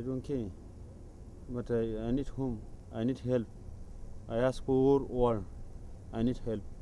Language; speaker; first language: English; non-native, learner; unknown